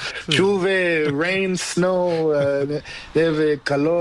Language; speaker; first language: Spanish; non-native, learner; Portuguese